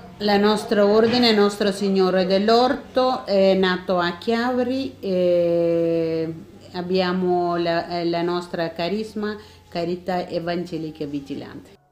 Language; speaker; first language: Italian; non-native, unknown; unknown